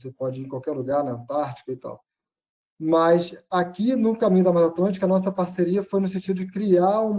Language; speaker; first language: Portuguese; native; Portuguese